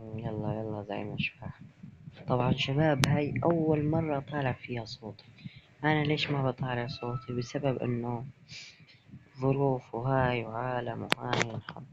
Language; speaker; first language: Arabic; native; Arabic